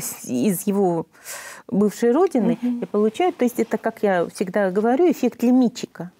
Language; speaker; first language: Russian; native; Russian